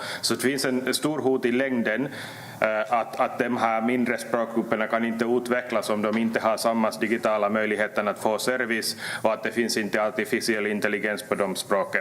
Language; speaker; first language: Swedish; native; Swedish